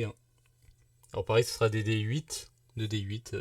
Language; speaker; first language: French; native; French